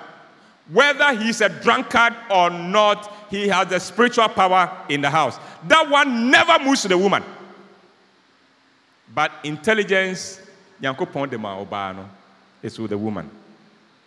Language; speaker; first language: English; non-native, local second language; Akan